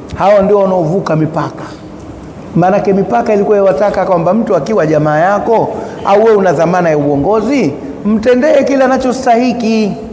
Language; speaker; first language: Swahili; native; Swahili